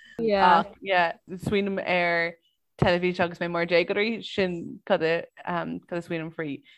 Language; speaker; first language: Irish; non-native, local second language; English